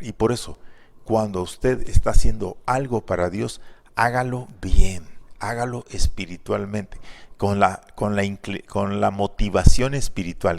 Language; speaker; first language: Spanish; native; Spanish